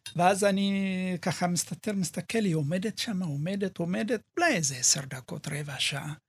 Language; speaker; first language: Hebrew; early bilingual, other home language; Amharic